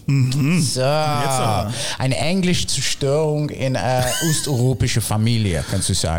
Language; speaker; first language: German; non-native, fluent; English